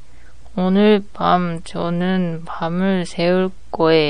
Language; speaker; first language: Korean; non-native, learner; Japanese